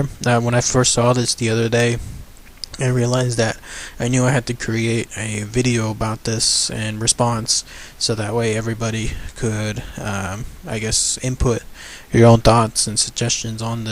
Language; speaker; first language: English; native; English